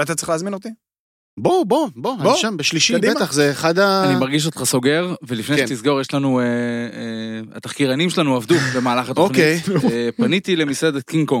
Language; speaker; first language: Hebrew; native; Hebrew